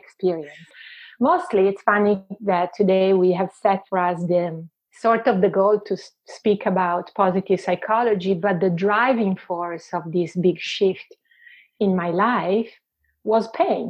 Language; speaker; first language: English; non-native, fluent; Italian